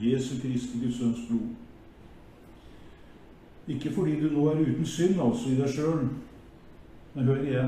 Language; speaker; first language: Norwegian; native; Norwegian